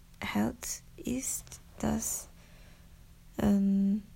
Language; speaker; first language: German; non-native, learner; Japanese